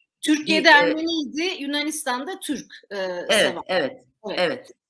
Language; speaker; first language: Turkish; non-native, local second language; Armenian